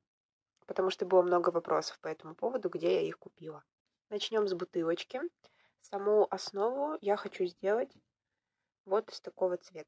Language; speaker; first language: Russian; native; Russian